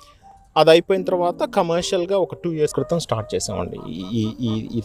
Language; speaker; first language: Telugu; native; Telugu